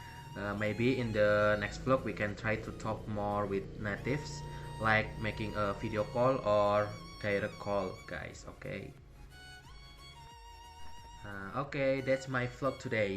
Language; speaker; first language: English; non-native, learner; Indonesian